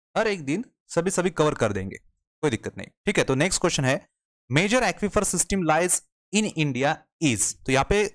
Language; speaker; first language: Hindi; non-native, local second language; Marathi